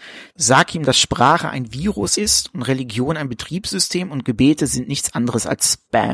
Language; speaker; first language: German; native; German